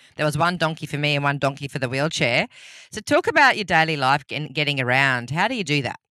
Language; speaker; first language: English; native; English